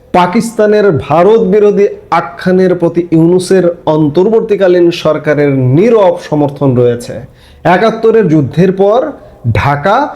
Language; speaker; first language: Bangla; native; Bangla